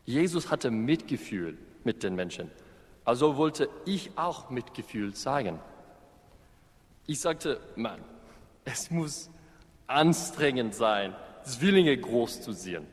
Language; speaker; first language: German; non-native, fluent; English